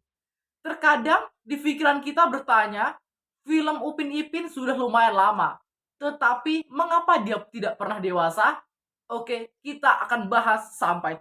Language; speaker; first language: Indonesian; native; Indonesian